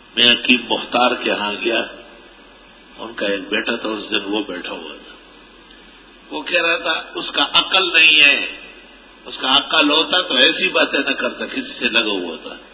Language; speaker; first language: Urdu; non-native, local second language; Pashto